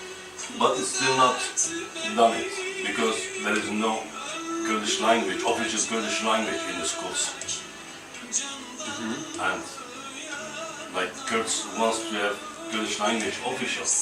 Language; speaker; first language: English; non-native, fluent; Kurdish